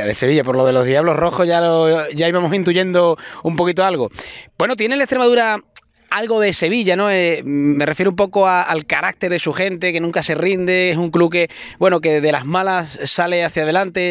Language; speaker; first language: Spanish; native; Spanish